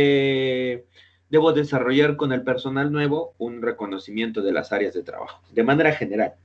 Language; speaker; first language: Spanish; native; Spanish